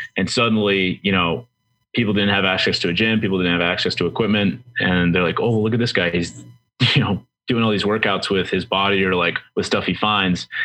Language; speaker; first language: English; native; English